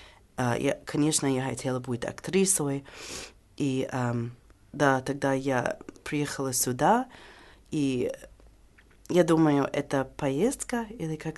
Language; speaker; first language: Russian; non-native, learner; English